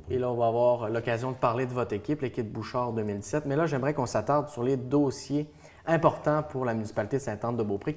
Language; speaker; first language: French; native; French